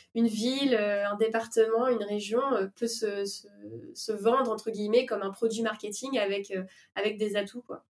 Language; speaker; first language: French; native; French